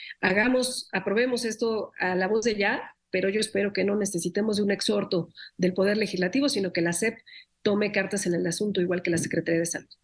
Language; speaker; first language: Spanish; native; Spanish